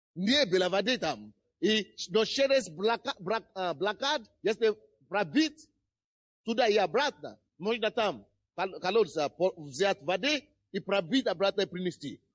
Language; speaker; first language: Russian; non-native, fluent; Yoruba